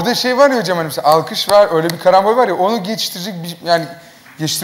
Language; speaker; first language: Turkish; native; Turkish